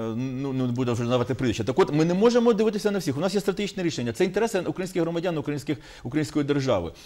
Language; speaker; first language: Ukrainian; native; Ukrainian